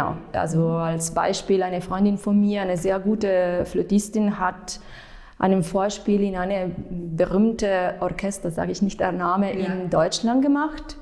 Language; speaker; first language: German; non-native, fluent; Italian